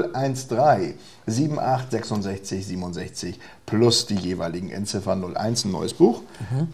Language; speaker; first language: German; native; German